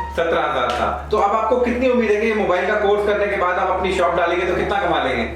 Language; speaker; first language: Hindi; native; Hindi